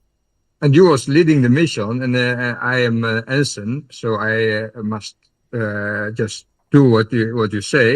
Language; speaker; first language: English; non-native, learner; Dutch